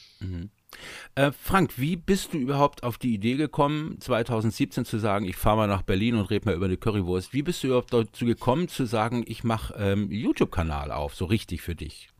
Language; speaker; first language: German; native; German